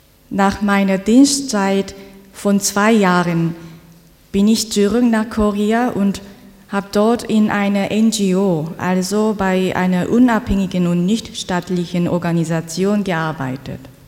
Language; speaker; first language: German; non-native, fluent; Korean